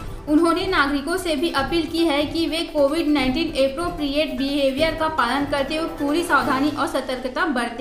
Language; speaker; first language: Hindi; native; Hindi